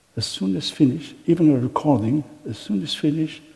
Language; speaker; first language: English; non-native, fluent; Catalan